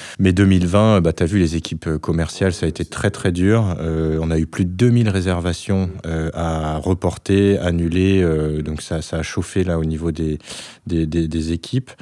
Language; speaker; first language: French; native; French